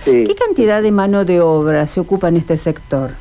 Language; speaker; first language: Spanish; native; Spanish